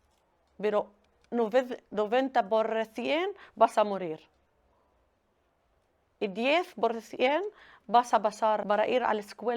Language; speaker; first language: Spanish; non-native, learner; Arabic